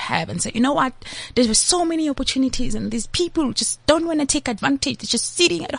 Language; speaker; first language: English; non-native, local second language; Zulu